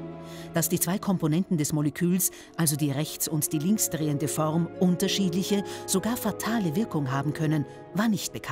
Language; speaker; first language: German; native; German